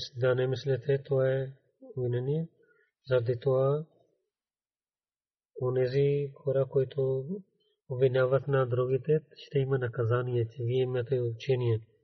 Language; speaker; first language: Bulgarian; non-native, learner; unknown